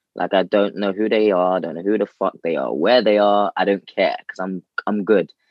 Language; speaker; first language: English; native; English